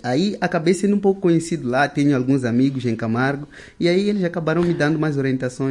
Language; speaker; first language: Portuguese; non-native, local second language; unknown